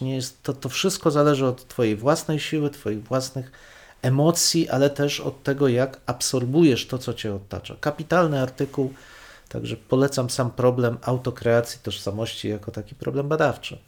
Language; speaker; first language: Polish; native; Polish